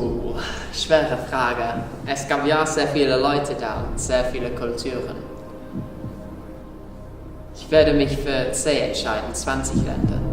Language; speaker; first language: German; non-native, learner; English